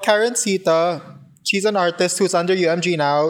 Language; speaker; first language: English; non-native, local second language; Cebuano